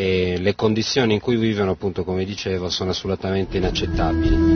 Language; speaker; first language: Italian; native; Italian